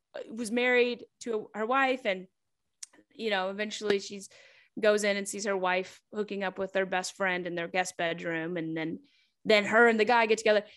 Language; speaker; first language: English; native; English